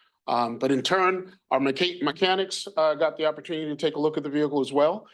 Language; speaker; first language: English; native; English